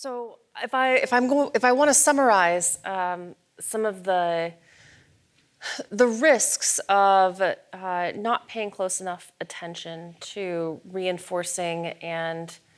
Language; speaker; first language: English; native; English